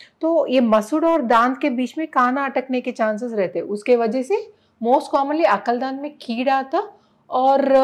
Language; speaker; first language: Hindi; non-native, local second language; Telugu